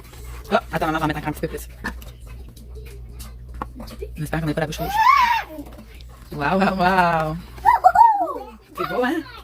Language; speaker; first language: French; native; French